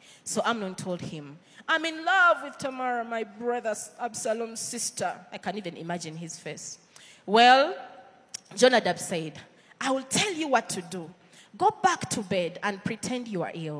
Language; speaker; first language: English; non-native, local second language; Ganda